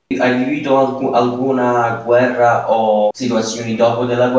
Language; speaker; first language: Italian; early bilingual, heritage; English